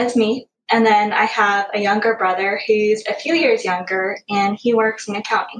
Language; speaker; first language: English; native; English